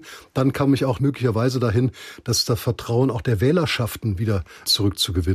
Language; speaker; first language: German; native; German